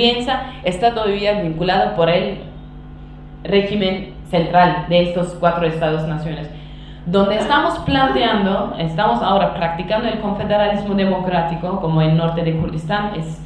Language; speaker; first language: Spanish; non-native, fluent; Kurdish